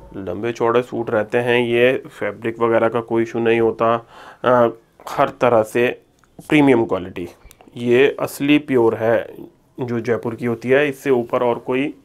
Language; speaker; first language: Hindi; native; Hindi